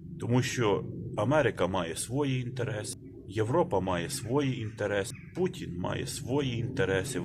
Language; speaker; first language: Ukrainian; native; Ukrainian